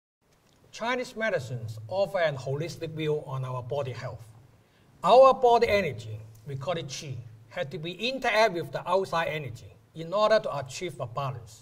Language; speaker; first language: English; non-native, local second language; Cantonese